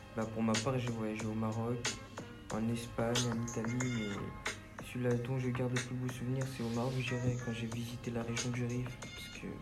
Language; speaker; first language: French; early bilingual, other home language; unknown